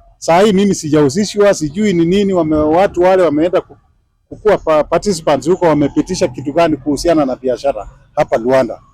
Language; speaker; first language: Swahili; native; Swahili